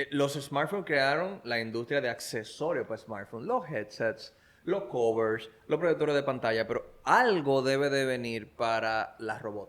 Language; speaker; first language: Spanish; native; Spanish